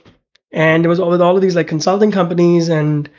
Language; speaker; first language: English; non-native, local second language; Hindi